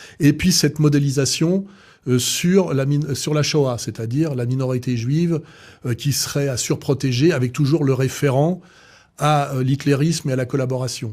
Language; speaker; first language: French; native; French